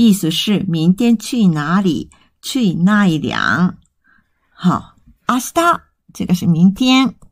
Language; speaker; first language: Chinese; non-native, fluent; Japanese